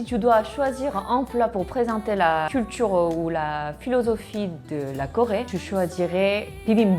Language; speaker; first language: French; non-native, fluent; Korean